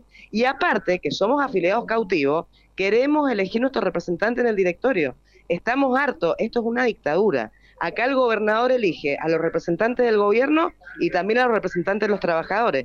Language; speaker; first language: Spanish; native; Spanish